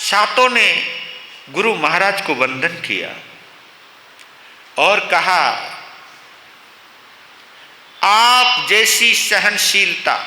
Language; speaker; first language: Hindi; native; Hindi